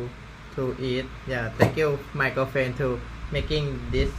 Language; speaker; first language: English; non-native, learner; Thai